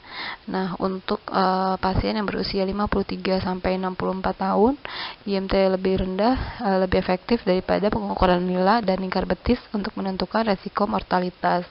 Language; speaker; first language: Indonesian; native; Indonesian